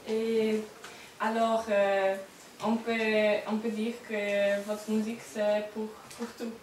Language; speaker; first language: French; non-native, learner; Polish